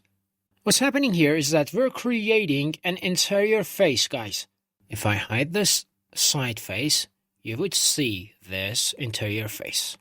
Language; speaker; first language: English; non-native, fluent; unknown